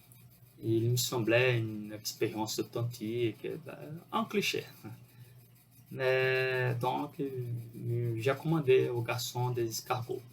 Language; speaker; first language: French; non-native, fluent; Portuguese